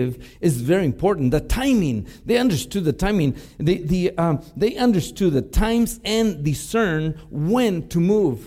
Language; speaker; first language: English; non-native, fluent; Spanish